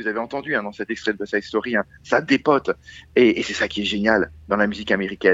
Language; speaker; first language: French; native; French